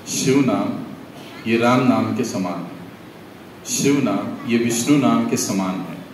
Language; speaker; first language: Hindi; non-native, local second language; Marathi